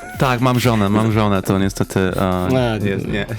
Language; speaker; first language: Polish; early bilingual, heritage; English